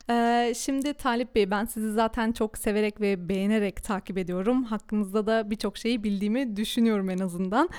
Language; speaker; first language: Turkish; early bilingual, heritage; Turkish